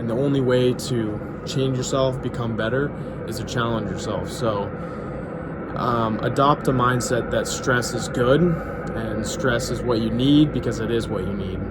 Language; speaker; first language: English; native; English